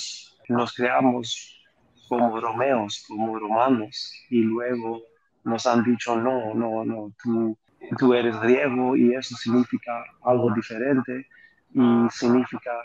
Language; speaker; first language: Spanish; non-native, fluent; Greek